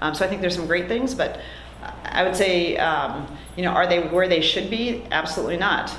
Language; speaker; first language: English; native; English